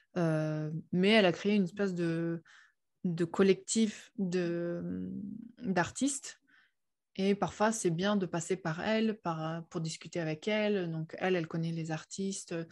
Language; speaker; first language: French; non-native, fluent; Uyghur